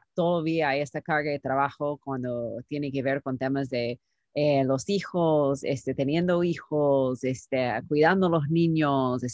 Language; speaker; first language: Spanish; non-native, fluent; English